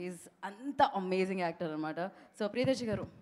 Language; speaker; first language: Telugu; native; Telugu